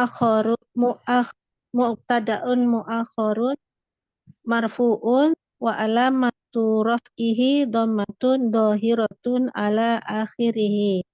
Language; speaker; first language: Arabic; non-native, learner; Indonesian